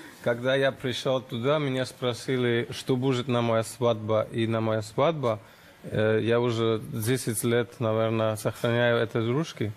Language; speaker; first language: Russian; non-native, learner; German